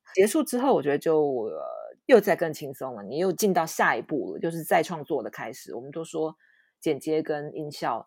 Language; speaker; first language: Chinese; native; Chinese